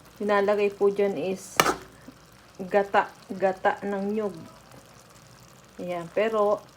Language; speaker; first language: Filipino; non-native, local second language; Bikol